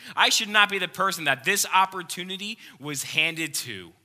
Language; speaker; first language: English; native; English